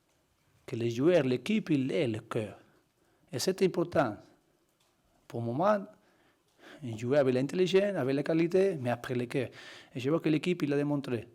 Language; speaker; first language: French; non-native, learner; Spanish